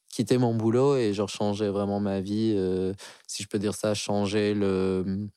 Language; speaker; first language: French; non-native, local second language; Arabic